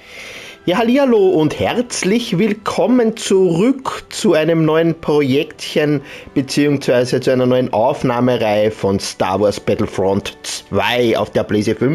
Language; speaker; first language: German; native; German